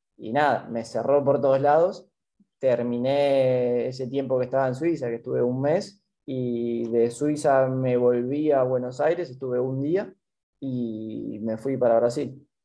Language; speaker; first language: Spanish; native; Spanish